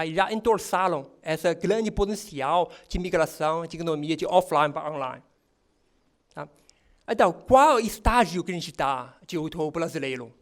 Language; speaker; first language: Portuguese; non-native, fluent; Chinese